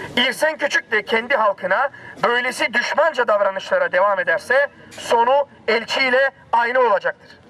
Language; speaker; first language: Turkish; native; Turkish